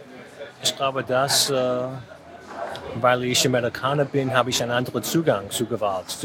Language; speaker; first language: German; non-native, fluent; English